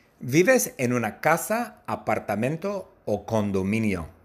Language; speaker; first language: Spanish; non-native, learner; English